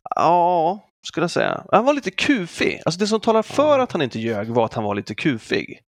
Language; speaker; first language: Swedish; native; Swedish